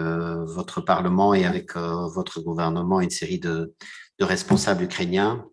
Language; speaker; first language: French; native; French